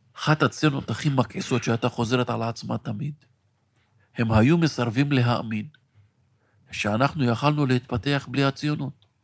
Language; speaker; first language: Hebrew; non-native, local second language; Arabic